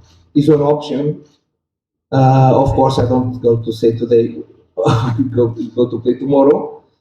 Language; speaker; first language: English; non-native, learner; Portuguese